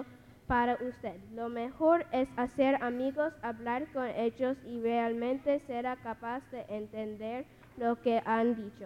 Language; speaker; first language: Spanish; non-native, learner; English